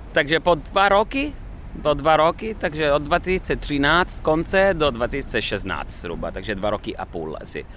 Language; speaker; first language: Czech; non-native, fluent; Italian